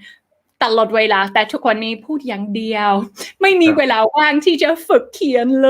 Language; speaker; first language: Thai; non-native, fluent; English